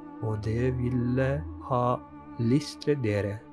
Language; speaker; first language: Norwegian; non-native, fluent; Polish